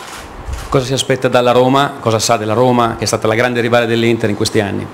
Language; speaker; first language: Italian; native; Italian